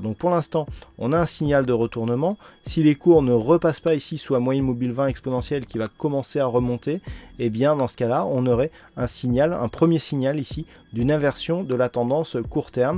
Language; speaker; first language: French; native; French